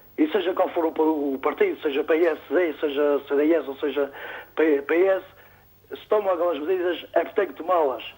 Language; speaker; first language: Portuguese; native; Portuguese